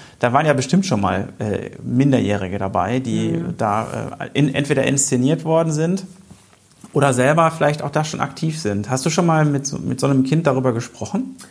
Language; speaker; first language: German; native; German